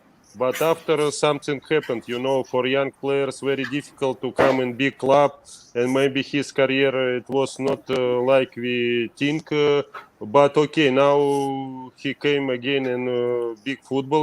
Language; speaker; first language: English; non-native, learner; Russian